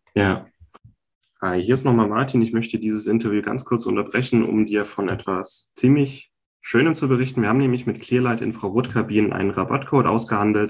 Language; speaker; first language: German; native; German